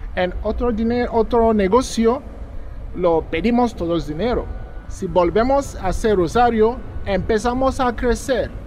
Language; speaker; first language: Spanish; non-native, learner; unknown